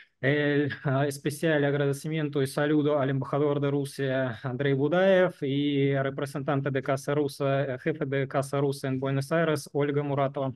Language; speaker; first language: Spanish; non-native, learner; Russian